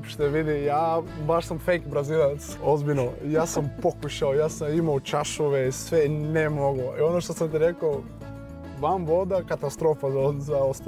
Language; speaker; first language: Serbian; non-native, learner; Portuguese